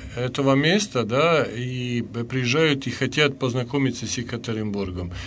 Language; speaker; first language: Russian; non-native, fluent; Serbian